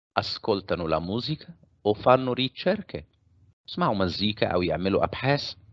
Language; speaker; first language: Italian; non-native, fluent; Arabic